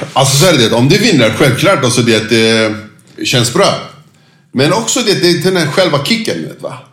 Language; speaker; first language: Swedish; non-native, fluent; Turkish